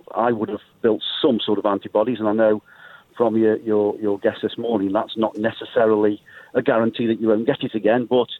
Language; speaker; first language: English; native; English